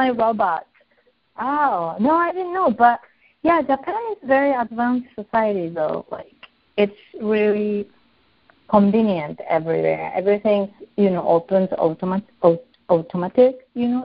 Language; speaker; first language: English; non-native, fluent; Japanese